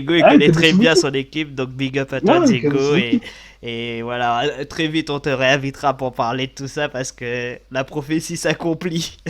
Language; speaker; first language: French; native; French